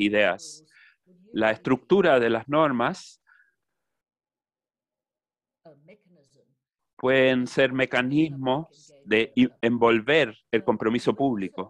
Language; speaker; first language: Spanish; non-native, fluent; English